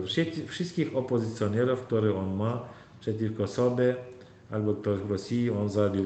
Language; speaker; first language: Polish; non-native, learner; Turkmen